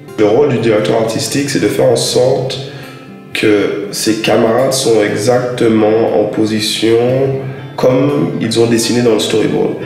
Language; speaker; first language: French; native; French